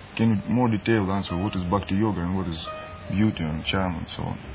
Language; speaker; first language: English; non-native, learner; Russian